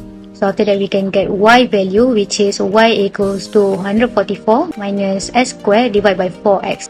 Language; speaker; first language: English; non-native, local second language; Malay